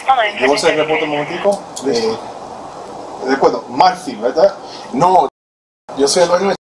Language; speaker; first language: Spanish; native; Spanish